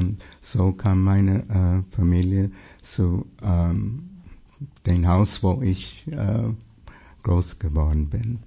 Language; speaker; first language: German; non-native, fluent; English